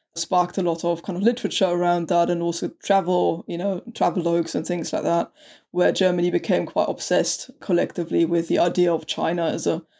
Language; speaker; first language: English; non-native, fluent; German